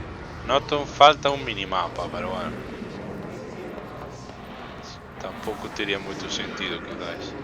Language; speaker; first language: Spanish; non-native, local second language; Galician